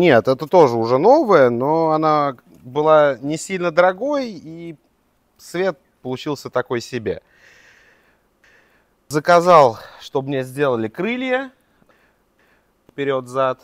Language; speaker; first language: Russian; native; Russian